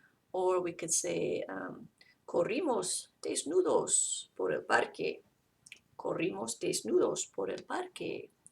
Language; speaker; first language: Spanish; non-native, fluent; English